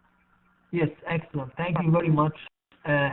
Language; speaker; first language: English; non-native, fluent; Arabic